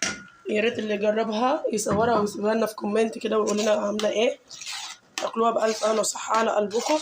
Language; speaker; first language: Arabic; native; Arabic